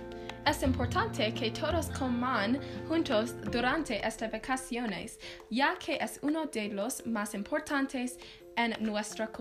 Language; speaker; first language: Spanish; non-native, learner; English